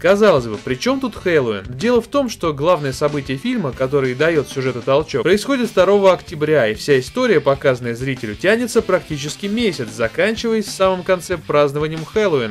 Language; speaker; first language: Russian; native; Russian